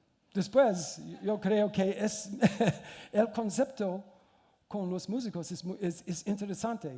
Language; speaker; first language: Spanish; non-native, learner; English